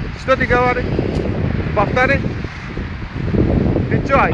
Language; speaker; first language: Russian; non-native, learner; Uzbek